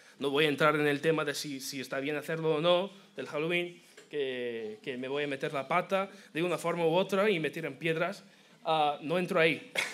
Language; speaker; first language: Spanish; non-native, fluent; English